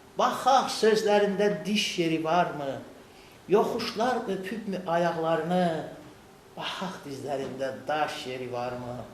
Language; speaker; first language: Azerbaijani; non-native, local second language; Lezghian